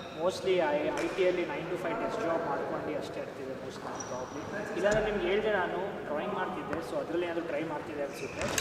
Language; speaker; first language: Kannada; non-native, local second language; Hindi